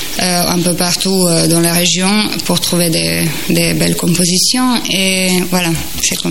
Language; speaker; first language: French; non-native, fluent; Croatian